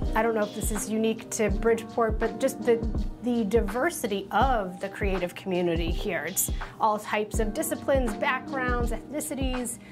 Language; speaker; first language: English; native; English